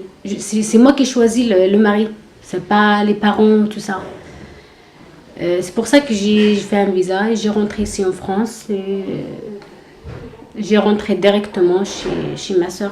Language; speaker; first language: French; non-native, learner; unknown